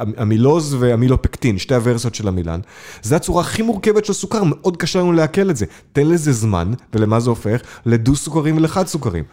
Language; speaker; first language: Hebrew; native; Hebrew